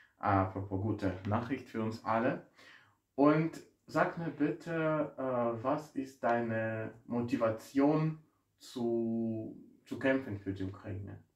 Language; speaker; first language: German; non-native, fluent; Ukrainian